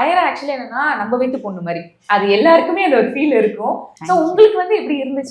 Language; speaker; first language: Tamil; native; Tamil